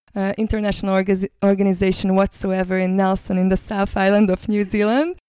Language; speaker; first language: English; non-native, fluent; Hungarian